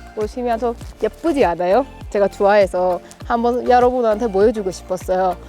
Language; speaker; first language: Korean; non-native, learner; Persian